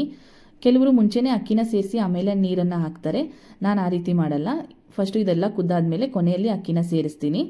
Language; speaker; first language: Kannada; native; Kannada